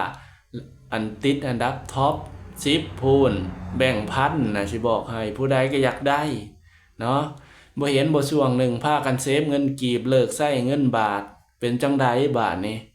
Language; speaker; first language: Thai; non-native, local second language; Lao